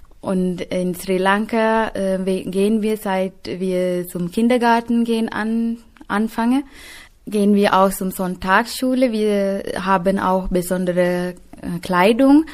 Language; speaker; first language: German; non-native, fluent; Sinhala